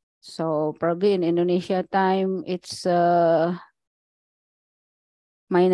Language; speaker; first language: English; non-native, learner; Indonesian